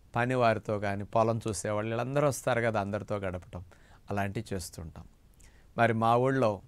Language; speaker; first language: Telugu; native; Telugu